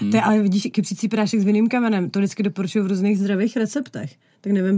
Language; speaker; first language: Czech; native; Czech